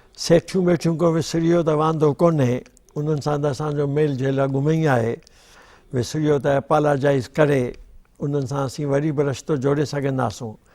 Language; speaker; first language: Sindhi; native; Sindhi